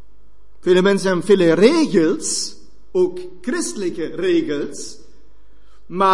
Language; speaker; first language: Dutch; non-native, fluent; German